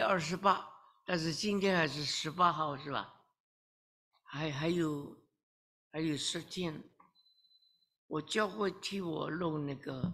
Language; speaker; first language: Chinese; early bilingual, heritage; Chinese